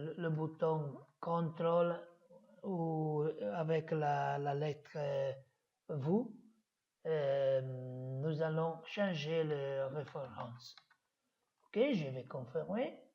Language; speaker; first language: French; non-native, fluent; Italian